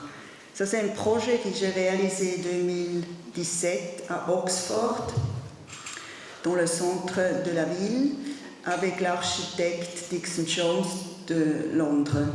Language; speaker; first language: French; non-native, learner; German